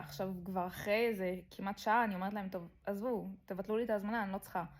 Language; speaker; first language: Hebrew; native; Hebrew